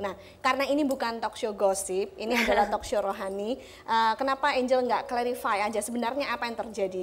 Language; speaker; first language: Indonesian; native; Indonesian